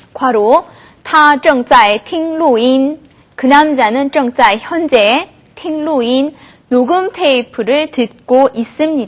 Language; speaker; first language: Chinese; non-native, fluent; Korean